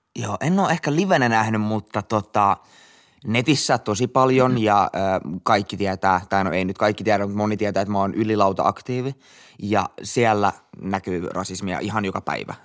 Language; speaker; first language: Finnish; native; Finnish